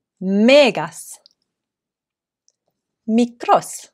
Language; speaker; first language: Greek; non-native, fluent; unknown